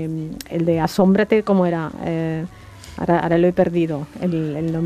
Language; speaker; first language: Spanish; native; Spanish